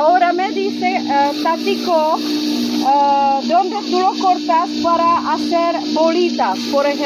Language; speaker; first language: Spanish; non-native, learner; Czech